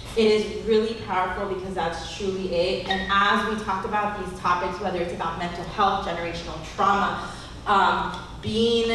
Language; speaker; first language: English; native; English